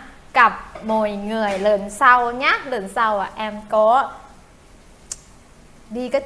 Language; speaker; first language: Vietnamese; non-native, learner; Thai